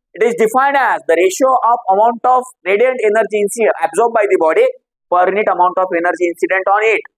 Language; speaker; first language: English; non-native, local second language; Marathi